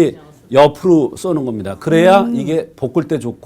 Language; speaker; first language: Korean; native; Korean